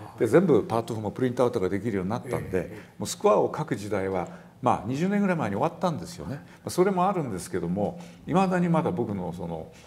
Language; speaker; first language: Japanese; native; Japanese